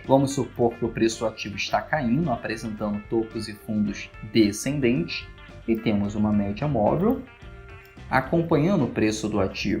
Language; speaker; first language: Portuguese; native; Portuguese